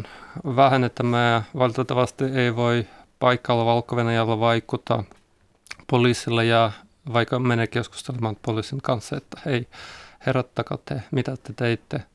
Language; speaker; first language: Finnish; non-native, learner; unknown